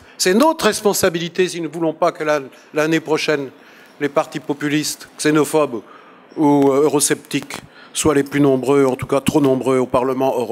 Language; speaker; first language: French; native; French